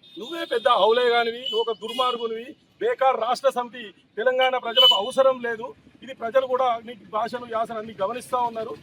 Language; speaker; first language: Telugu; native; Telugu